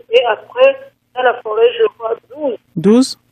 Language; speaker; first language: French; non-native, learner; Rundi